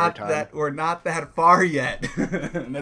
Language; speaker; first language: English; native; English